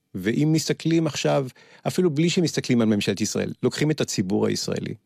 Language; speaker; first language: Hebrew; early bilingual, other home language; French